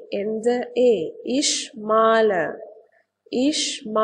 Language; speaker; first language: German; non-native, fluent; Arabic